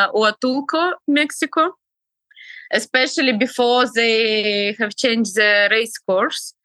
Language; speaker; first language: English; non-native, fluent; Ukrainian